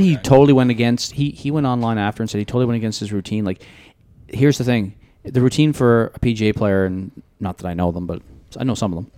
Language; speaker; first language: English; native; English